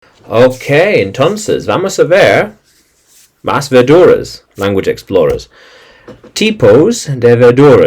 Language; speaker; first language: Spanish; non-native, learner; English